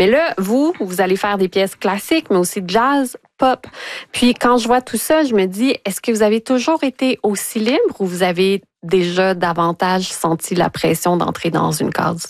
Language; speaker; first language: French; native; French